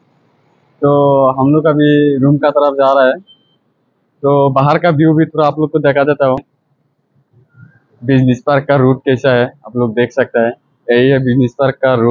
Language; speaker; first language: Hindi; non-native, local second language; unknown